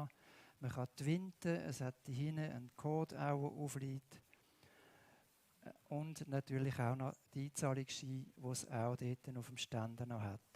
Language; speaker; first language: German; native; German